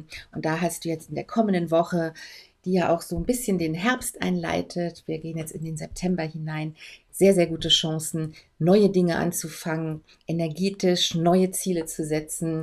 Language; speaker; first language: German; native; German